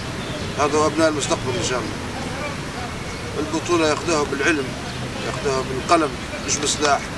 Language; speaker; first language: Arabic; native; Arabic